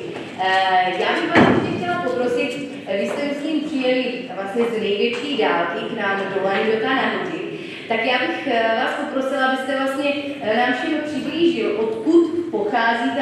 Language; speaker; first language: Czech; native; Czech